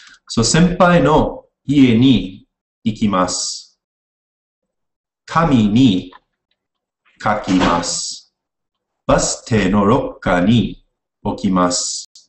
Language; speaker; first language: Japanese; non-native, fluent; English